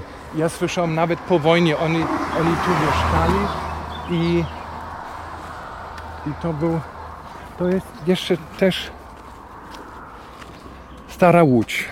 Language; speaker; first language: Polish; non-native, fluent; German